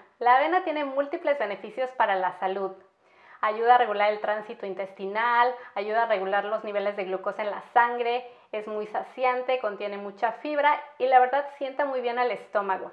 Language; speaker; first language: Spanish; native; Spanish